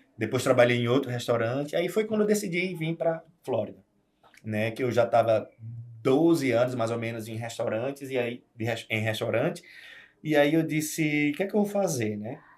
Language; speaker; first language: Portuguese; native; Portuguese